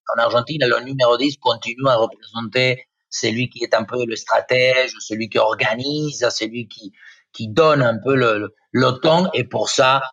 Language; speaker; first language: French; non-native, fluent; Spanish